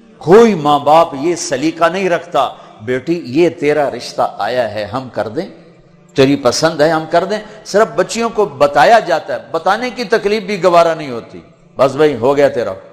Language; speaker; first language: Urdu; non-native, local second language; Punjabi